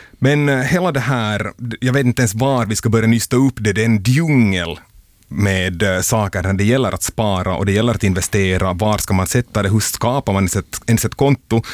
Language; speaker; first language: Swedish; native; Swedish